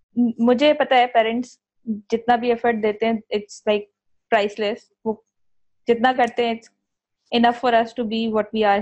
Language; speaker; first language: Urdu; native; Urdu